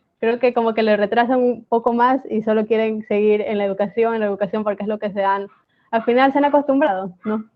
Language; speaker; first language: Spanish; native; Spanish